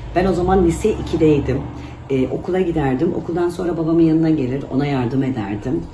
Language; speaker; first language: Turkish; native; Turkish